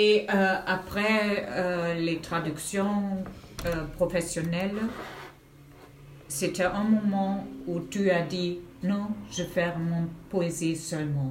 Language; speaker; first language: French; non-native, fluent; German